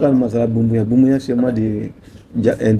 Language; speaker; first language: Indonesian; non-native, learner; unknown